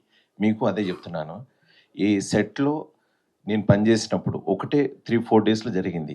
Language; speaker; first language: Telugu; native; Telugu